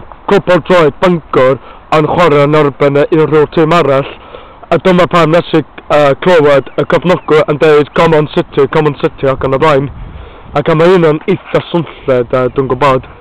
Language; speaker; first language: Welsh; non-native, learner; English